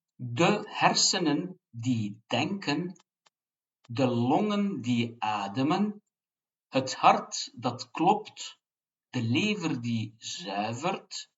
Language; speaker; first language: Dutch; non-native, fluent; Turkish